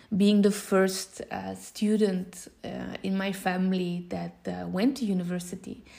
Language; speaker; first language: English; non-native, fluent; Dutch